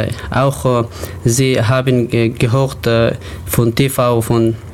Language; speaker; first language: German; non-native, learner; Persian